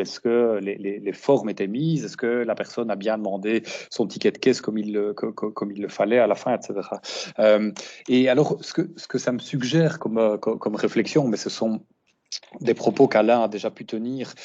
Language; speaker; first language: French; native; French